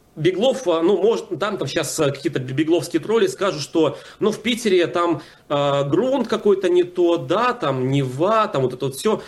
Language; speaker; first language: Russian; native; Russian